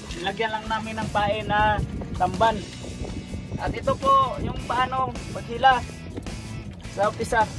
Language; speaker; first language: Filipino; non-native, local second language; Masbatenyo